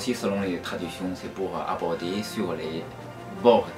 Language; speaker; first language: French; non-native, fluent; Chinese